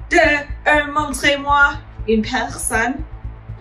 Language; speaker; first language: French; non-native, learner; English